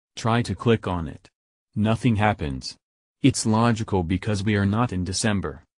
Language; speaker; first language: English; non-native, fluent; French